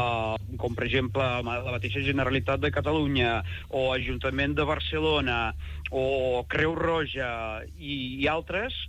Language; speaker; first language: Catalan; non-native, fluent; Ukrainian